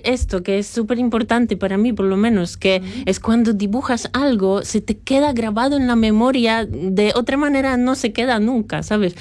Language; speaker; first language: Spanish; non-native, fluent; Polish